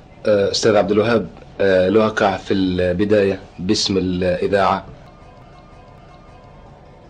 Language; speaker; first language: Arabic; native; Arabic